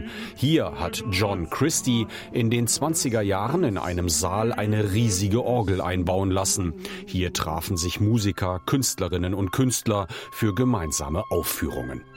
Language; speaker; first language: German; native; German